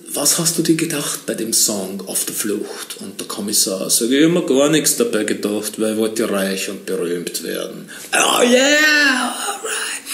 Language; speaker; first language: German; native; German